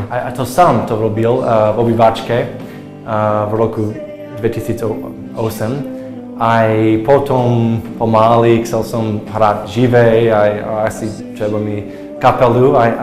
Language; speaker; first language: Slovak; non-native, learner; English